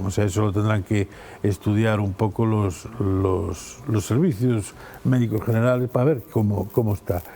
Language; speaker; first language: Spanish; native; Spanish